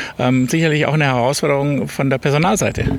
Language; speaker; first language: German; native; German